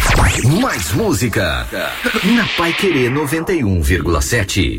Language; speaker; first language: Portuguese; native; Portuguese